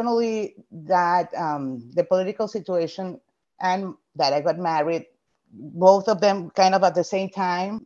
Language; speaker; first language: English; non-native, fluent; Spanish